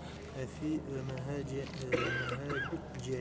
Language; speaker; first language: Arabic; non-native, learner; French